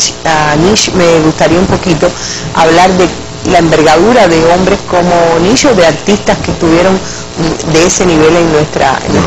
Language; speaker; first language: Spanish; native; Spanish